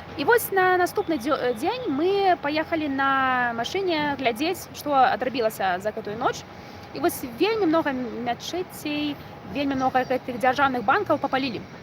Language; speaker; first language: Belarusian; non-native, local second language; Russian